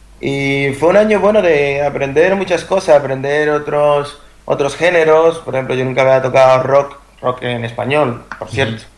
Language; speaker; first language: Spanish; native; Spanish